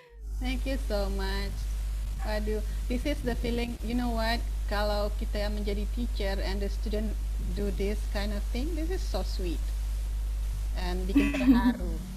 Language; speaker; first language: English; non-native, fluent; Indonesian